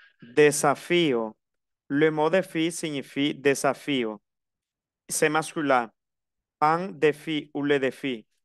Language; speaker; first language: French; non-native, fluent; Spanish